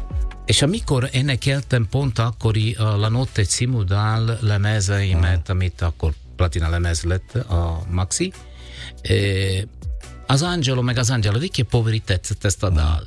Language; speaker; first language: Hungarian; non-native, learner; Italian